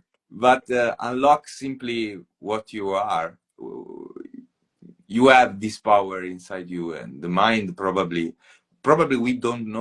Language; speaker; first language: English; non-native, fluent; Italian